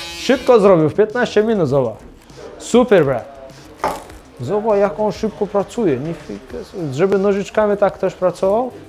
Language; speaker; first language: Polish; non-native, fluent; Chechen